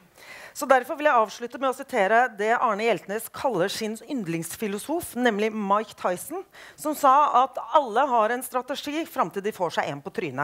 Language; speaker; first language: Norwegian; native; Norwegian